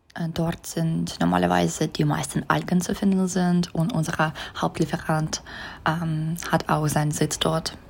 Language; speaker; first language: German; non-native, fluent; Russian